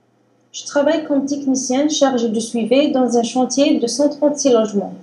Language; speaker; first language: French; non-native, learner; Arabic